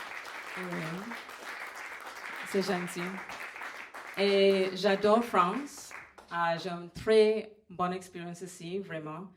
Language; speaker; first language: French; non-native, fluent; English